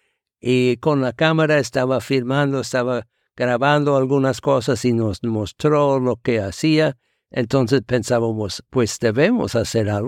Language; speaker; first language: Spanish; non-native, fluent; English